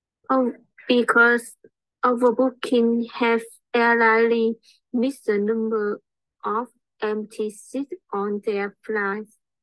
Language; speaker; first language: English; non-native, learner; Vietnamese